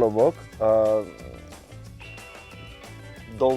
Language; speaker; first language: Russian; native; Russian